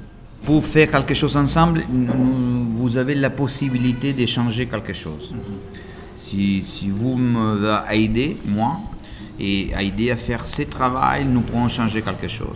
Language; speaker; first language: French; non-native, learner; Italian